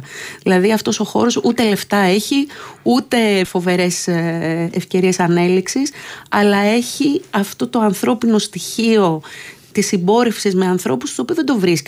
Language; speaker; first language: Greek; native; Greek